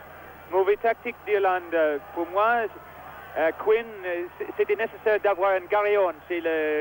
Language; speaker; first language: French; non-native, learner; English